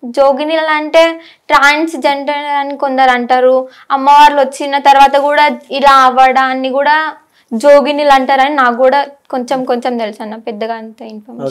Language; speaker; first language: Telugu; non-native, local second language; Marathi